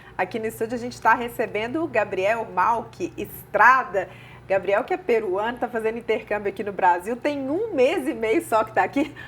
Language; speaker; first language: Portuguese; native; Portuguese